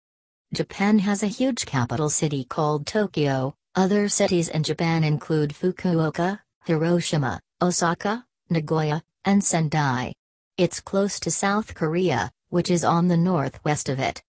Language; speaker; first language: English; non-native, local second language; Urdu